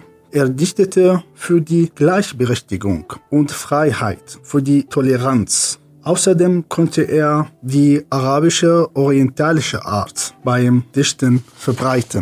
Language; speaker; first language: German; non-native, fluent; Arabic